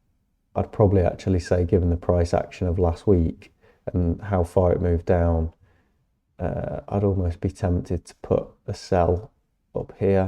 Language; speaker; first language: English; native; English